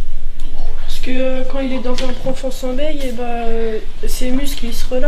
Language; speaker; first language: French; native; French